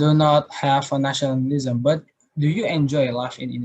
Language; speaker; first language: English; non-native, learner; Indonesian